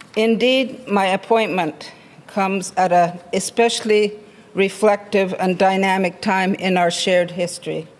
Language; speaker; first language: English; non-native, local second language; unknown